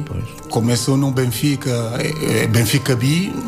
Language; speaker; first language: Portuguese; non-native, learner; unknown